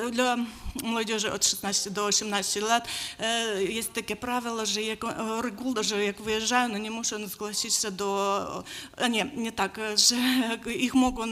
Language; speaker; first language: Polish; non-native, learner; Ukrainian